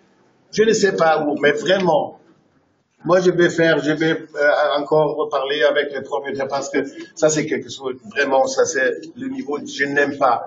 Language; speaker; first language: French; non-native, fluent; German